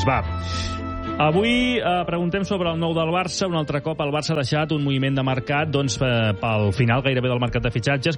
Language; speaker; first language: Catalan; native; Catalan